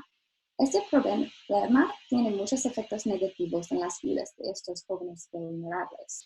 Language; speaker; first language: Spanish; non-native, learner; English